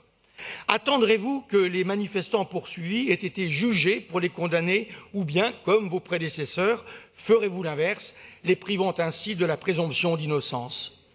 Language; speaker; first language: French; native; French